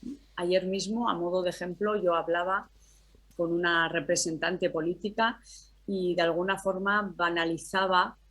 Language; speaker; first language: Spanish; native; Spanish